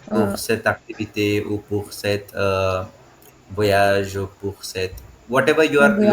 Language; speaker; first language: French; non-native, fluent; Hindi